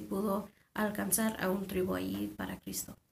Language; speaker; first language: Spanish; non-native, fluent; English